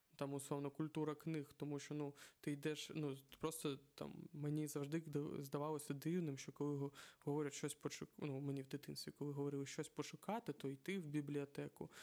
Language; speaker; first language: Ukrainian; non-native, local second language; Russian